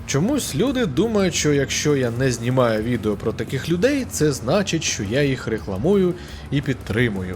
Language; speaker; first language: Ukrainian; native; Ukrainian